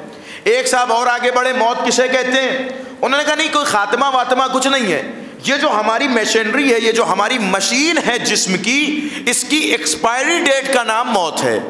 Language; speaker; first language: Urdu; native; Urdu